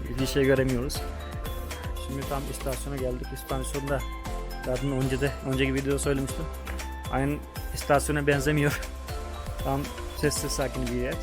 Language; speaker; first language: Turkish; non-native, fluent; Hindi